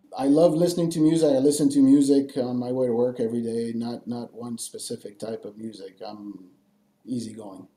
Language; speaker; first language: English; non-native, fluent; French